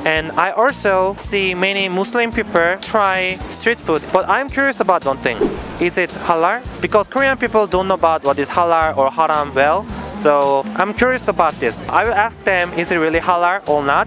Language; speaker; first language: English; non-native, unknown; Korean